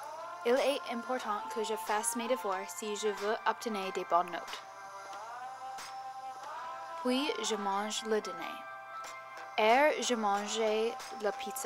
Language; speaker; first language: French; non-native, learner; English